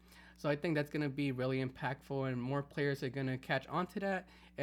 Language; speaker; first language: English; native; English